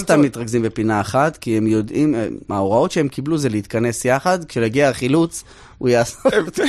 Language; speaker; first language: Hebrew; native; Hebrew